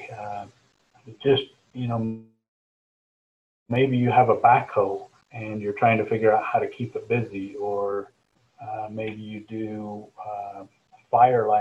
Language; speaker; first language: English; native; English